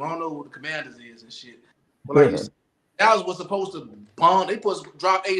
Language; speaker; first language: English; native; English